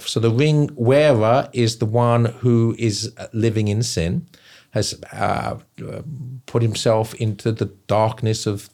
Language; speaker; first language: English; native; English